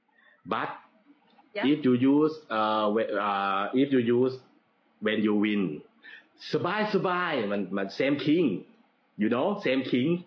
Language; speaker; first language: English; non-native, learner; Thai